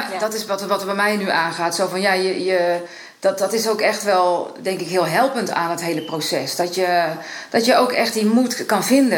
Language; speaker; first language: Dutch; native; Dutch